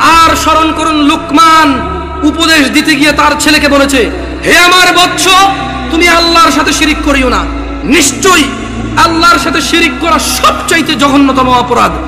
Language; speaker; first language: Bangla; early bilingual, heritage; Bangla